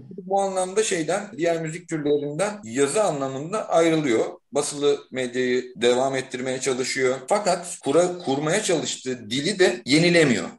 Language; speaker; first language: Turkish; native; Turkish